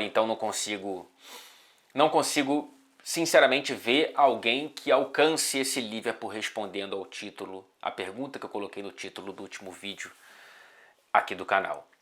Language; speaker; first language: Portuguese; native; Portuguese